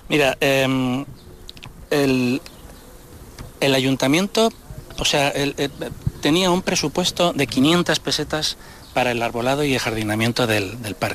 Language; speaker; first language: Spanish; native; Spanish